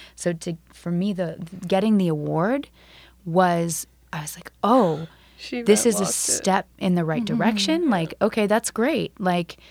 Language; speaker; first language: English; native; English